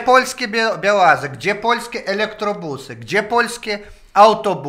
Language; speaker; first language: Polish; non-native, learner; Russian